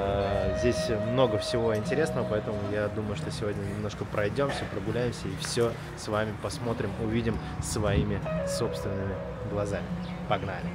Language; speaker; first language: Russian; native; Russian